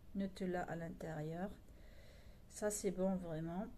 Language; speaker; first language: French; non-native, local second language; Arabic